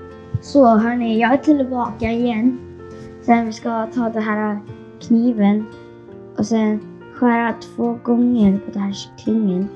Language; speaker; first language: Swedish; non-native, learner; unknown